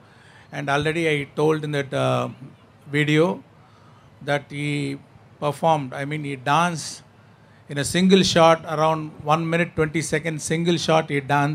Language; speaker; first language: Telugu; non-native, learner; Tamil